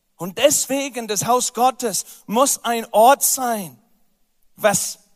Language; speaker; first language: German; non-native, fluent; English